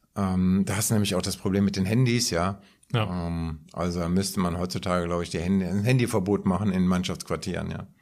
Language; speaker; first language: German; native; German